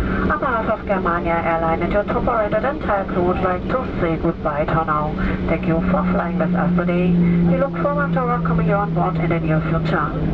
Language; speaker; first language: English; non-native, fluent; German